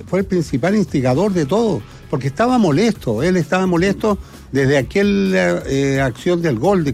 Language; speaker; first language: Spanish; native; Spanish